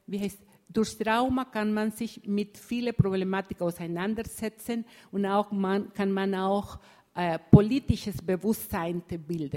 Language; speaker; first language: German; non-native, fluent; Spanish